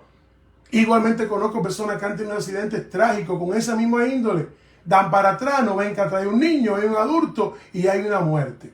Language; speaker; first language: Spanish; native; Spanish